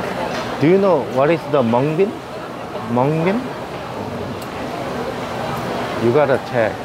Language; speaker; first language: English; non-native, learner; Korean